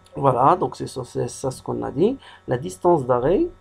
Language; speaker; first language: French; non-native, local second language; Arabic